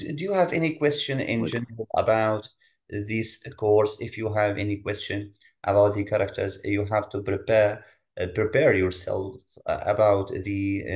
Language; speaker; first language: English; non-native, fluent; Arabic